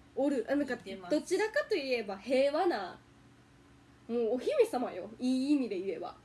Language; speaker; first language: Japanese; native; Japanese